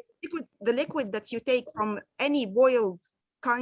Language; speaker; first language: English; non-native, fluent; Arabic